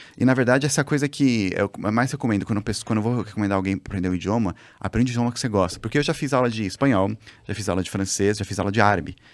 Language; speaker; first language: Portuguese; native; Portuguese